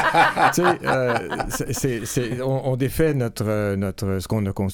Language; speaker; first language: French; native; French